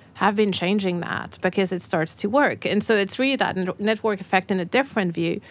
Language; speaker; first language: English; non-native, fluent; French